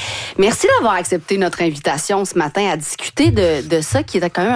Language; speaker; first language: French; native; French